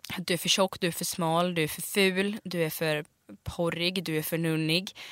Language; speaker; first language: Swedish; early bilingual, other home language; Russian